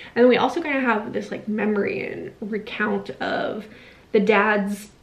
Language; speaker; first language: English; native; English